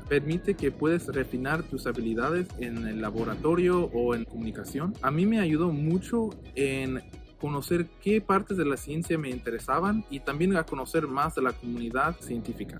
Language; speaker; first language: Spanish; early bilingual, heritage; Spanish